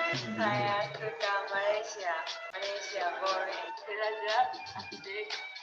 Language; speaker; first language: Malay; non-native, learner; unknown